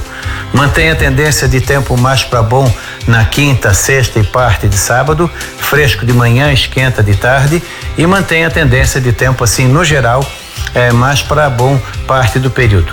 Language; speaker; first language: Portuguese; native; Portuguese